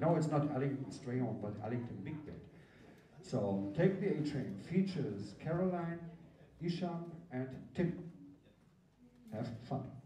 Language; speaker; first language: English; non-native, fluent; German